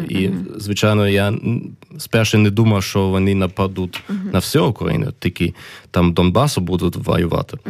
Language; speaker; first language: Ukrainian; early bilingual, heritage; Ukrainian